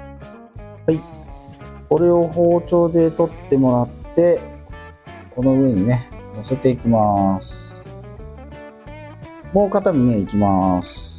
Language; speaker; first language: Japanese; native; Japanese